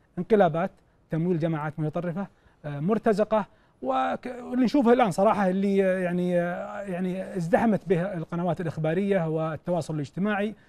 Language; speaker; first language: Arabic; native; Arabic